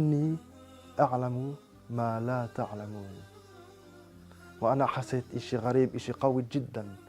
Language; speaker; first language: Arabic; non-native, fluent; French